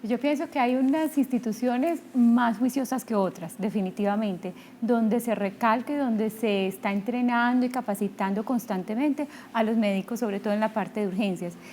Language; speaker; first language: Spanish; native; Spanish